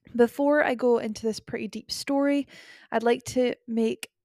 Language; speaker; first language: English; native; English